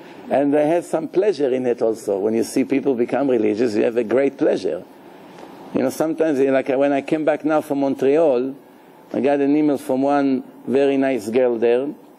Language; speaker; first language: English; non-native, fluent; Hebrew